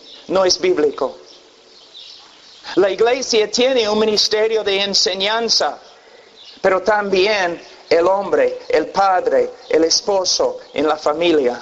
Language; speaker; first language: Spanish; non-native, fluent; English